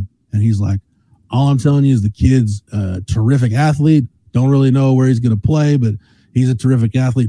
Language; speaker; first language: English; native; English